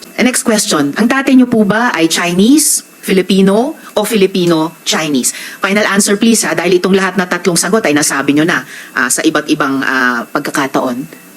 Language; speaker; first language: Filipino; native; Filipino